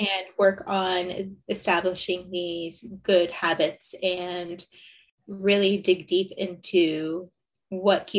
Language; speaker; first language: English; native; English